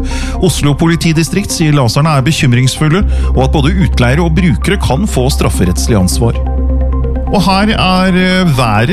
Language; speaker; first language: Norwegian; native; Norwegian